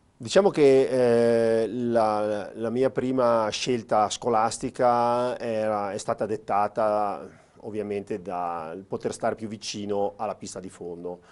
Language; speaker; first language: Italian; native; Italian